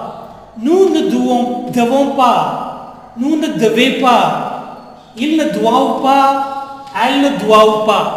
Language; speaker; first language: French; non-native, learner; Tamil